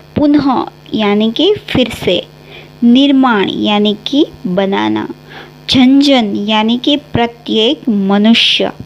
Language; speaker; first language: Hindi; non-native, local second language; Gujarati